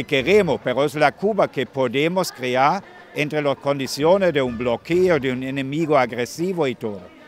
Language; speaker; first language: Spanish; non-native, fluent; German